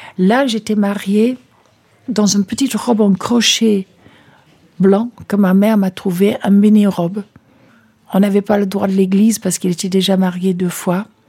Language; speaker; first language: French; non-native, fluent; English